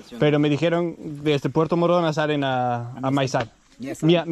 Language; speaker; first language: Spanish; non-native, learner; Danish